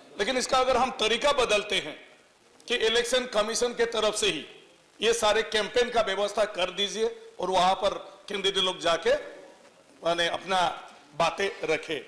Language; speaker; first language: Hindi; non-native, local second language; Bodo